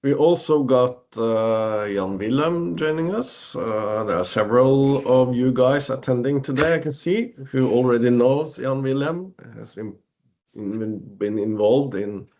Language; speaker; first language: English; non-native, fluent; Norwegian